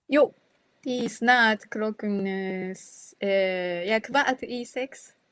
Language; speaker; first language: Danish; non-native, fluent; Japanese